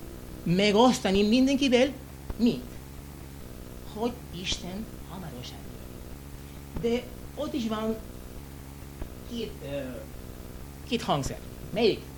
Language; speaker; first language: Hungarian; non-native, learner; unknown